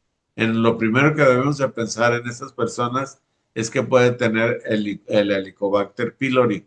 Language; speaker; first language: Spanish; native; Spanish